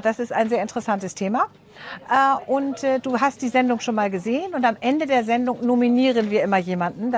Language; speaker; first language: German; native; German